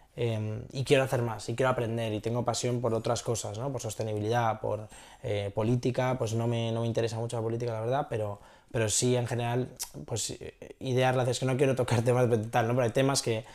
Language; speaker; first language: Spanish; native; Spanish